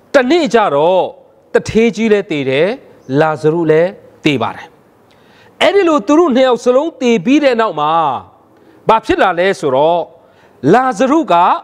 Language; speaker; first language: Burmese; non-native, local second language; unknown